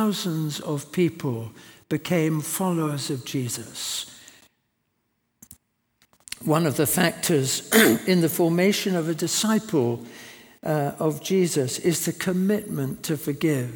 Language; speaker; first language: English; native; English